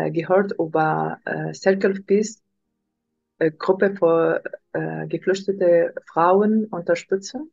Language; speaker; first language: German; non-native, learner; Arabic